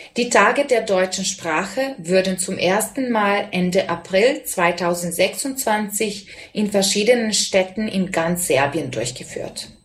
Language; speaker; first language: German; non-native, fluent; Serbian